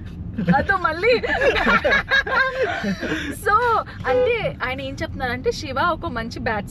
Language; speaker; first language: Telugu; native; Telugu